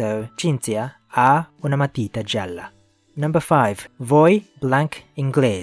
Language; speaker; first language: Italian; non-native, learner; Japanese